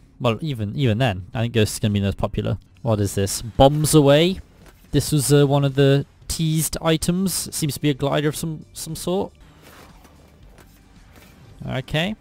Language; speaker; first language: English; native; English